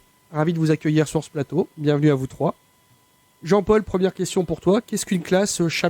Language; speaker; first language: French; native; French